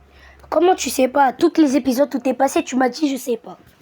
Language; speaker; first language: French; native; French